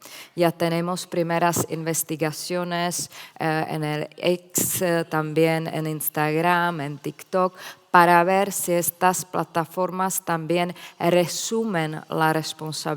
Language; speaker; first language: Spanish; non-native, fluent; Czech